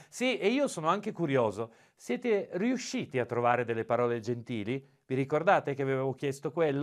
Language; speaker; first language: Italian; native; Italian